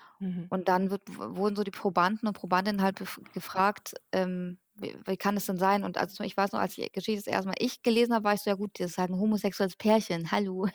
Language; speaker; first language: German; early bilingual, other home language; Persian